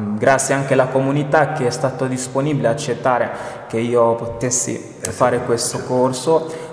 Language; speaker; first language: Italian; non-native, fluent; Portuguese